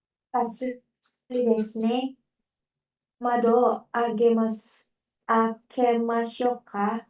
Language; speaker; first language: Japanese; non-native, learner; Indonesian